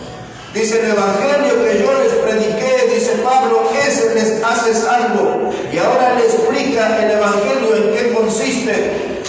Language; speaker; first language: Spanish; native; Spanish